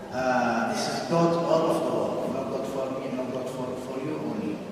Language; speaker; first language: English; non-native, learner; Somali